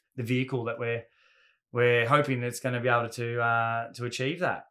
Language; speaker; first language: English; native; English